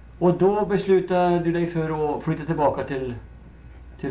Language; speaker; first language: Swedish; native; Swedish